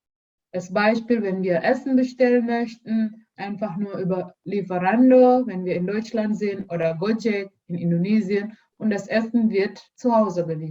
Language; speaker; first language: German; non-native, learner; Indonesian